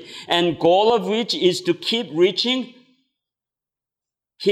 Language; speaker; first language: English; non-native, fluent; Korean